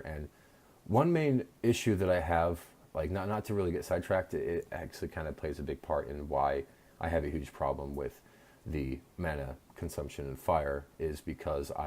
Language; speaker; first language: English; native; English